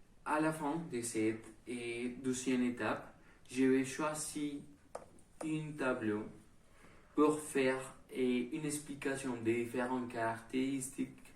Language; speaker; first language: French; non-native, learner; Spanish